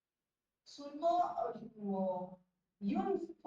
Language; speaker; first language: French; non-native, learner; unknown